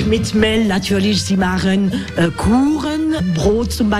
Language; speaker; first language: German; non-native, learner; French